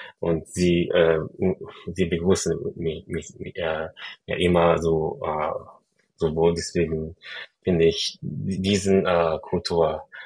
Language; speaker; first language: German; non-native, fluent; Japanese